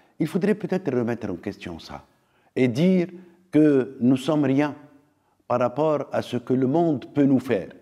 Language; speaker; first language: French; non-native, local second language; Arabic